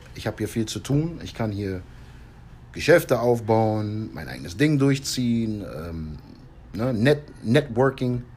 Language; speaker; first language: German; early bilingual, heritage; English